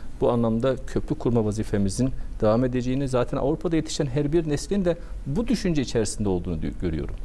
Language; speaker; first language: Turkish; early bilingual, heritage; Turkish